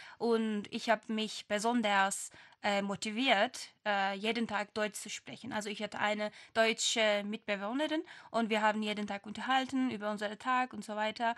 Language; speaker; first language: German; non-native, fluent; Turkish